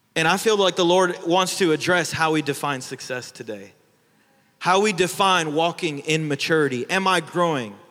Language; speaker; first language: English; early bilingual, other home language; Filipino